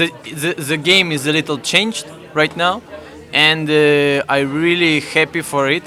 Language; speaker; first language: English; non-native, fluent; Russian